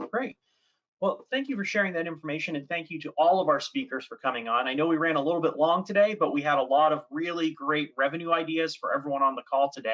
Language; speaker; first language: English; native; English